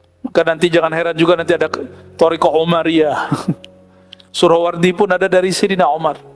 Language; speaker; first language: Malay; non-native, local second language; Minangkabau